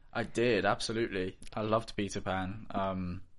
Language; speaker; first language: English; native; English